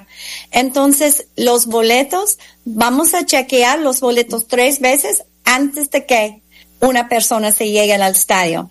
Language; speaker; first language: Spanish; non-native, fluent; English